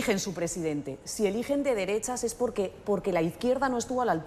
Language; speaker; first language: Spanish; native; Spanish